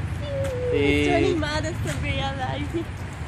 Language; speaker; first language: Portuguese; non-native, fluent; English